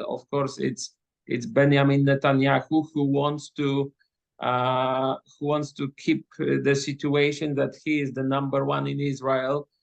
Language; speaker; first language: English; non-native, fluent; Polish